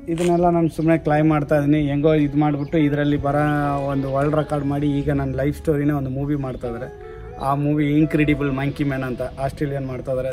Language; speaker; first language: Kannada; non-native, local second language; Tamil